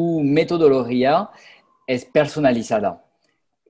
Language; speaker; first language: Spanish; non-native, fluent; French